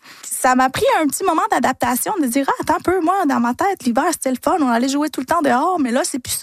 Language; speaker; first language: French; non-native, fluent; Spanish